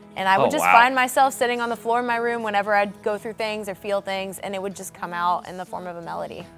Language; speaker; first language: English; native; English